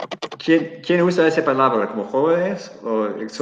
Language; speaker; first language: Spanish; non-native, learner; English